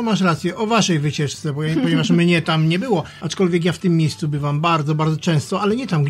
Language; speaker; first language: Polish; native; Polish